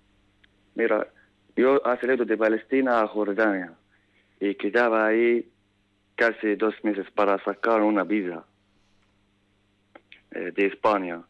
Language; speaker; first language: Spanish; non-native, learner; Arabic